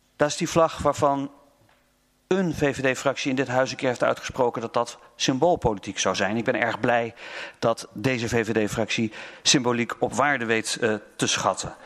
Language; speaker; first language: Dutch; native; Dutch